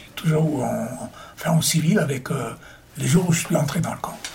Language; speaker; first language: French; early bilingual, other home language; German